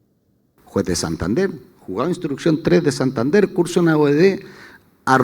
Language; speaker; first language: Spanish; native; Spanish